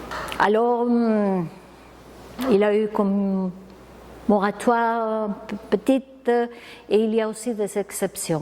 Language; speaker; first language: French; non-native, fluent; Spanish